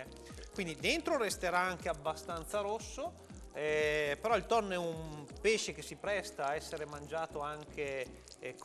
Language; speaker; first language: Italian; native; Italian